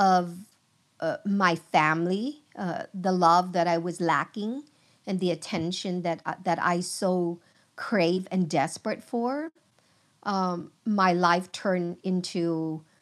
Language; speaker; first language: English; early bilingual, other home language; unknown